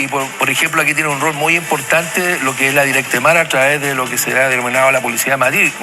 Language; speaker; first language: Spanish; native; Spanish